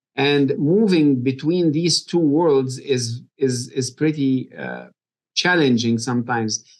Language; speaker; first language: English; non-native, fluent; Arabic